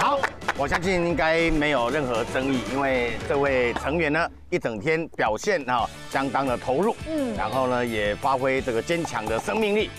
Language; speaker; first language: Chinese; native; Chinese